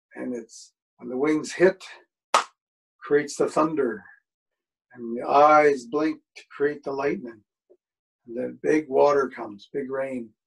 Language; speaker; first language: English; native; English